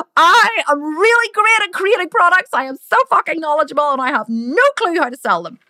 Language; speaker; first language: English; native; English